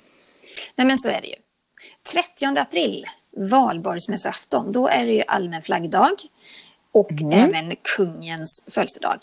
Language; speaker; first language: Swedish; native; Swedish